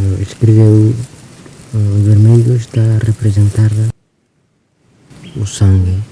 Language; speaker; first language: Portuguese; non-native, learner; Tetum